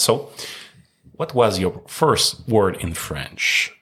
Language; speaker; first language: English; non-native, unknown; French